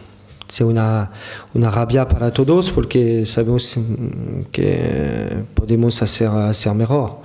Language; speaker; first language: Spanish; non-native, fluent; French